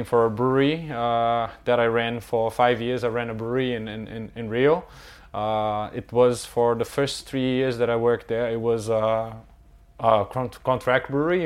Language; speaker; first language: English; non-native, fluent; Portuguese